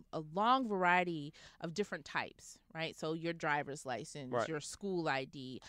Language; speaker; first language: English; native; English